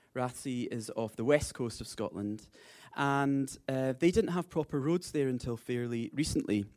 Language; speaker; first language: English; native; English